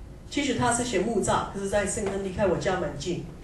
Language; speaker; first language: Chinese; non-native, fluent; English